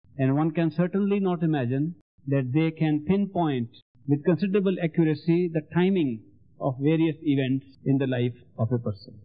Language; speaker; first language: English; non-native, local second language; Hindi